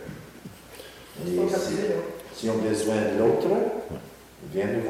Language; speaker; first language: French; non-native, local second language; English